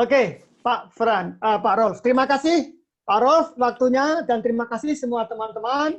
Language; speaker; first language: Indonesian; native; Indonesian